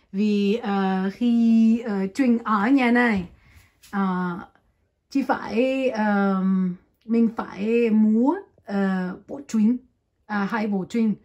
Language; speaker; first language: Vietnamese; non-native, learner; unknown